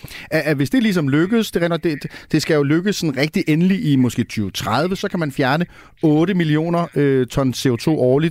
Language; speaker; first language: Danish; native; Danish